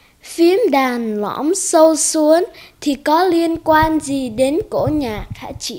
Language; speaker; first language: Vietnamese; early bilingual, heritage; Vietnamese